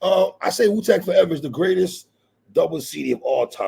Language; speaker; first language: English; native; English